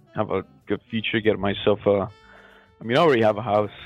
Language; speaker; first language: English; non-native, fluent; Macedonian